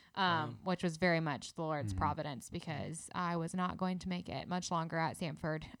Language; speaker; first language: English; native; English